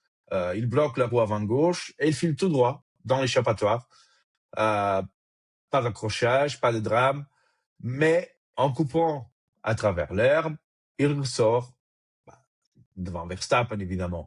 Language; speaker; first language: French; native; French